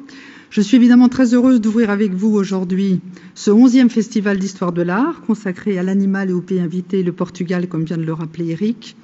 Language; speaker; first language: French; native; French